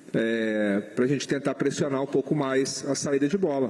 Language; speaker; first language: Portuguese; native; Portuguese